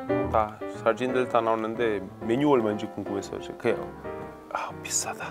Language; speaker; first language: Korean; non-native, fluent; Italian